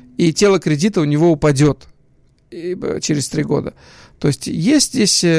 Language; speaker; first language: Russian; early bilingual, other home language; Hebrew